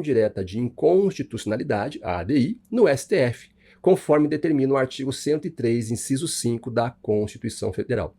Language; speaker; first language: Portuguese; native; Portuguese